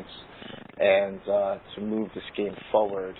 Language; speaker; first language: English; native; English